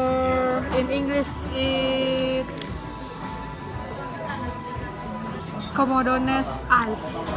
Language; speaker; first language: English; non-native, learner; Indonesian